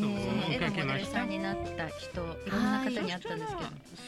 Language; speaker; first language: Japanese; native; Japanese